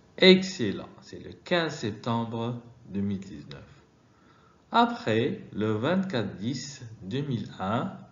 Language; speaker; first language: French; non-native, fluent; Arabic